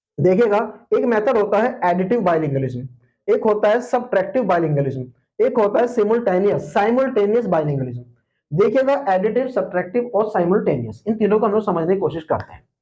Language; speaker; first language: Hindi; native; Hindi